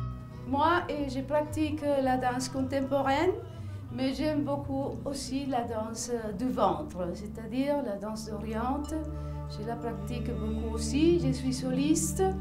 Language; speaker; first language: French; non-native, fluent; Spanish